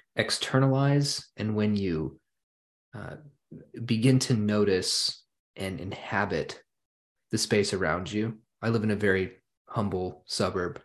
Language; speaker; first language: English; early bilingual, other home language; German